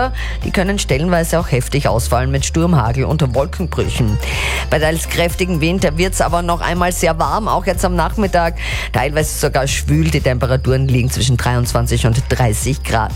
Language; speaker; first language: German; native; German